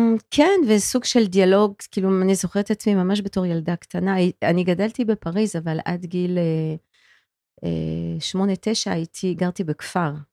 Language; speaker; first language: Hebrew; non-native, fluent; French